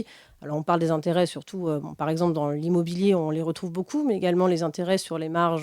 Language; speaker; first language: French; native; French